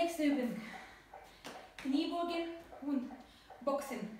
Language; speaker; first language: German; non-native, learner; Russian